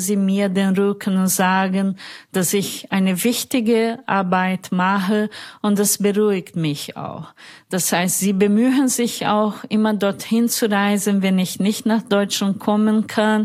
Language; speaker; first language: German; non-native, fluent; Portuguese